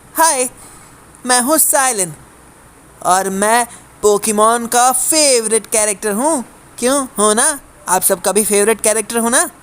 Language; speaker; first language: Hindi; non-native, local second language; Gujarati